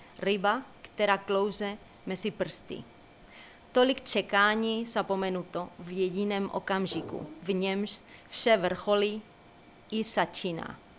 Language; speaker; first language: Czech; non-native, fluent; Spanish